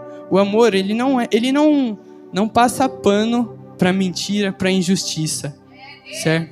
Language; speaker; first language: Portuguese; native; Portuguese